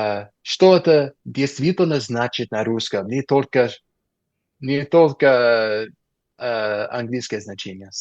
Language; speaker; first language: Russian; non-native, learner; English